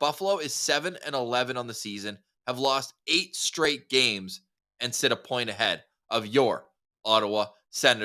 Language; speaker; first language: English; native; English